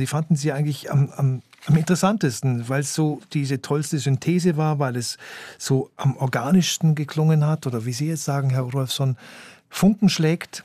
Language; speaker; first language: German; native; German